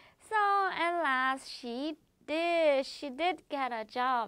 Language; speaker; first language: English; non-native, fluent; Korean